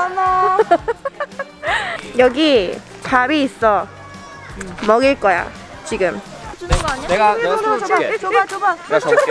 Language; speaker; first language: Korean; early bilingual, heritage; Korean